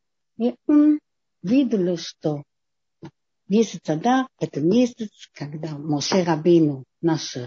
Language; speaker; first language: Russian; non-native, fluent; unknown